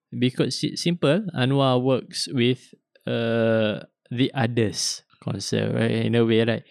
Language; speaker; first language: English; non-native, local second language; Malay